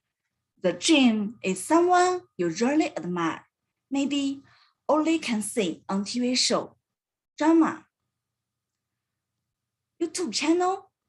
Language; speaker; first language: English; non-native, learner; Chinese